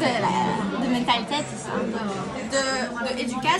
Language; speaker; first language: Dutch; non-native, learner; Romanian